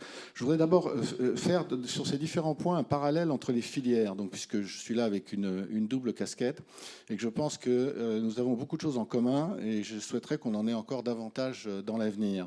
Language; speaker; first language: French; native; French